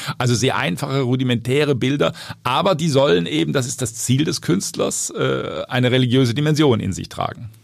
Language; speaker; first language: German; native; German